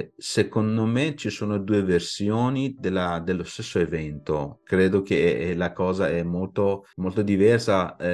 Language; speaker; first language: Italian; non-native, fluent; Persian